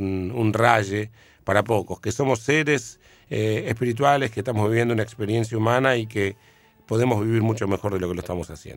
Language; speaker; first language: Spanish; native; Spanish